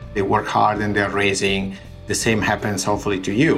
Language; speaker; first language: English; non-native, fluent; Italian